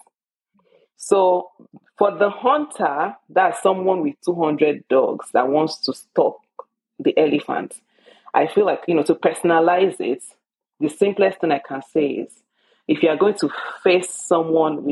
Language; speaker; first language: English; non-native, local second language; Yoruba